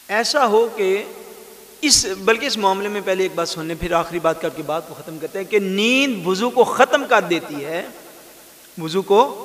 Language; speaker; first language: Urdu; non-native, local second language; Punjabi